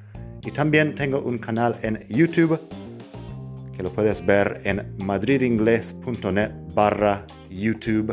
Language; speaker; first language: Spanish; non-native, fluent; English